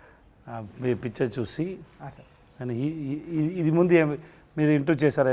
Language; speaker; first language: Telugu; non-native, learner; Tamil